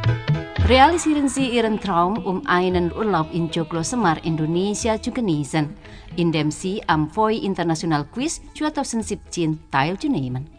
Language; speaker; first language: German; non-native, learner; Indonesian